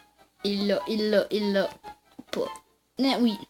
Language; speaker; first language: French; native; French